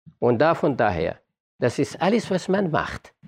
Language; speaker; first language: German; non-native, fluent; Arabic